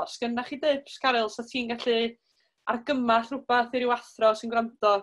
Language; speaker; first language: Welsh; native; Welsh